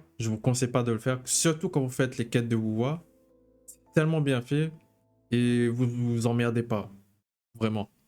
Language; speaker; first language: French; native; French